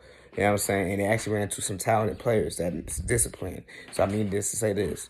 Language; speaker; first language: English; native; English